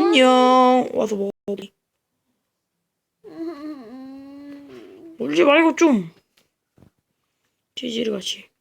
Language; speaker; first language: Korean; native; Korean